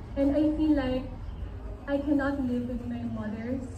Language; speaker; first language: English; non-native, local second language; Filipino